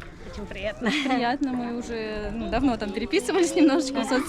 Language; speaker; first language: Russian; native; Russian